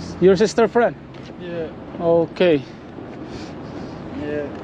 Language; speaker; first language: English; non-native, learner; Filipino